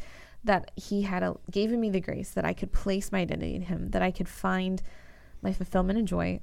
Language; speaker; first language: English; native; English